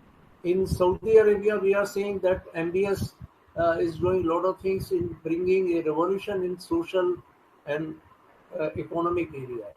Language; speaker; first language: English; non-native, local second language; Hindi